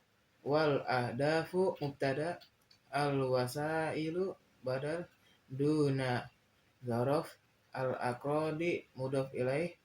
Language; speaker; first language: Arabic; non-native, learner; Indonesian